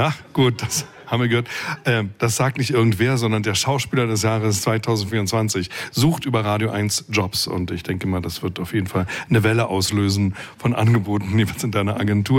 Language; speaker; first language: German; native; German